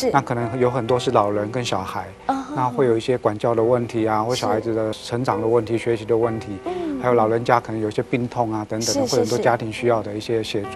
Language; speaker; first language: Chinese; native; Chinese